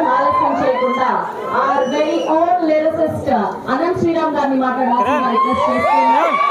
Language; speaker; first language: Telugu; non-native, learner; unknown